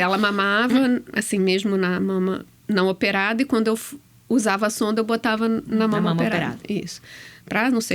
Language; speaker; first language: Portuguese; native; Portuguese